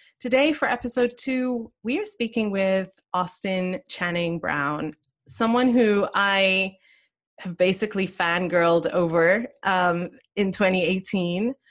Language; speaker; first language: English; native; English